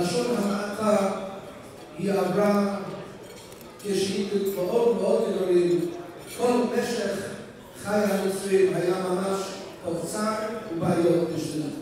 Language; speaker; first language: Hebrew; non-native, fluent; English